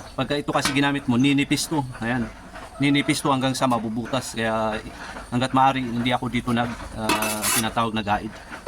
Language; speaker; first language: Filipino; non-native, local second language; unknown